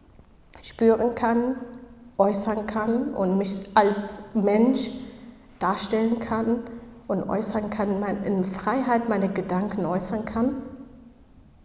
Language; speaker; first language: German; non-native, fluent; Kurdish